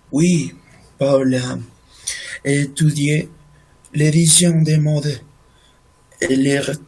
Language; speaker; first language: French; non-native, learner; Spanish